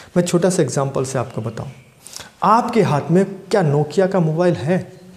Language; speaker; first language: Hindi; non-native, local second language; Bangla